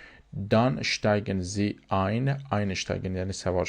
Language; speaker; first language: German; non-native, fluent; Persian